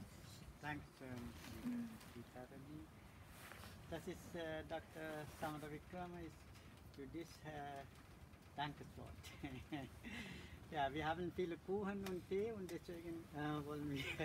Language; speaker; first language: German; non-native, learner; Sinhala